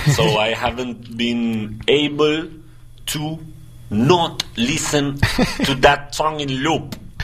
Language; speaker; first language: English; non-native, fluent; Spanish